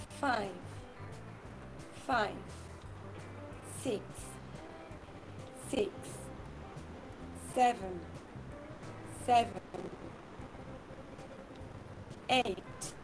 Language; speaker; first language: English; non-native, learner; Spanish